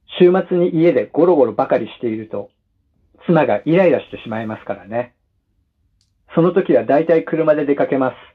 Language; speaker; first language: Japanese; non-native, fluent; Indonesian